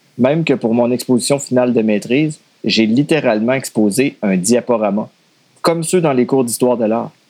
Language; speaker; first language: French; native; French